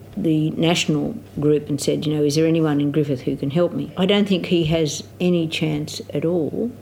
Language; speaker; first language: English; native; English